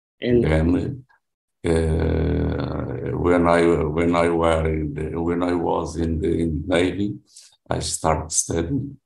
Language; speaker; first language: English; non-native, learner; Portuguese